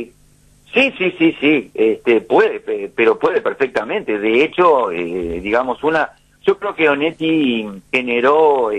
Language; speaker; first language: Spanish; native; Spanish